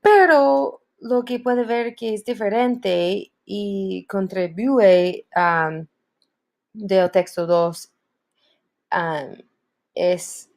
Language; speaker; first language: Spanish; non-native, learner; English